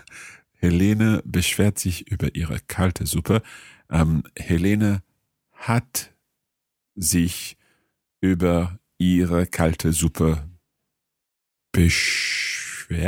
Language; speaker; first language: German; non-native, learner; English